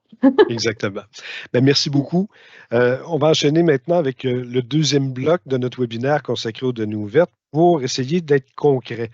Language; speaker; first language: French; native; French